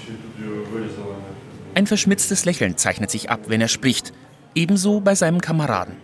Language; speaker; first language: German; native; German